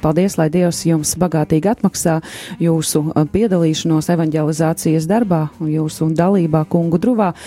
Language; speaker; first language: Latvian; native; Latvian